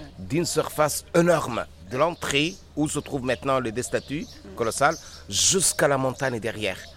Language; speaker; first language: French; non-native, fluent; Arabic